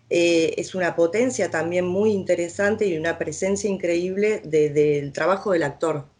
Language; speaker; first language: Spanish; native; Spanish